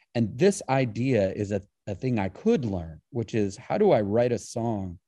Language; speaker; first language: English; native; English